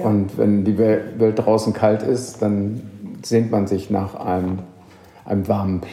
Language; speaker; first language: German; native; German